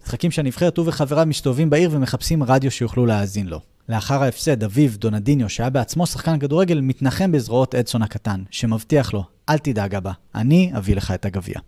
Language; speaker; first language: Hebrew; native; Hebrew